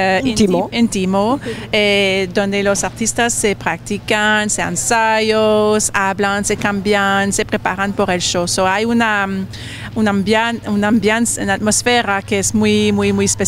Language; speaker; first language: Spanish; non-native, learner; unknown